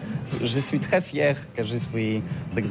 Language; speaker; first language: French; non-native, learner; Polish